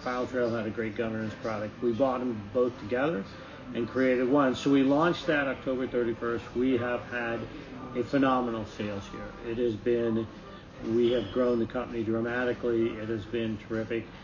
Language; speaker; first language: English; native; English